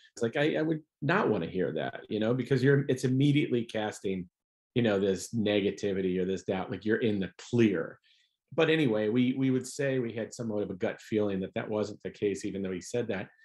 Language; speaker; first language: English; native; English